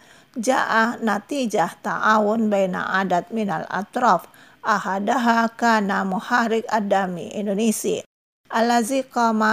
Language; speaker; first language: Arabic; non-native, fluent; Indonesian